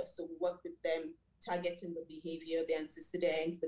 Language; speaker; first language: English; non-native, local second language; Yoruba